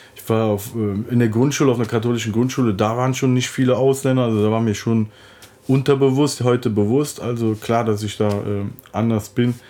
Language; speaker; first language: German; early bilingual, other home language; Turkish